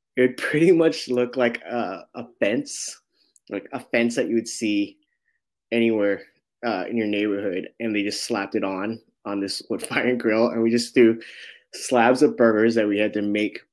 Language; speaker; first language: English; native; English